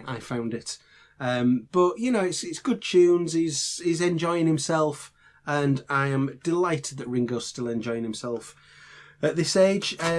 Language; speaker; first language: English; native; English